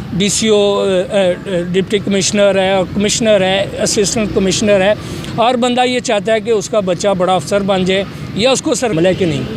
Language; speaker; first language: Urdu; non-native, local second language; Punjabi